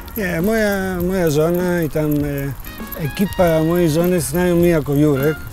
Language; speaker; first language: Polish; non-native, fluent; Spanish